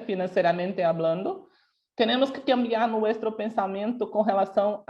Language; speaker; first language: Spanish; non-native, local second language; Portuguese